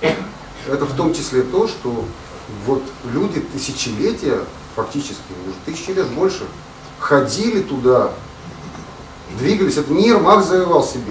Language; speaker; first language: Russian; native; Russian